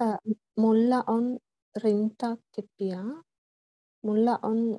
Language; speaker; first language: Finnish; non-native, learner; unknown